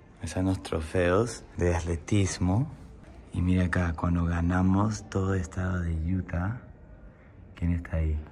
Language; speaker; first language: Spanish; non-native, fluent; English